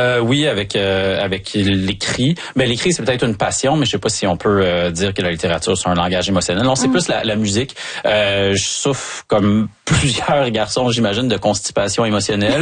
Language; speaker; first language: French; native; French